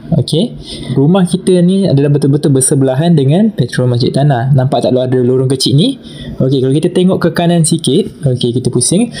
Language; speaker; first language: Malay; native; Malay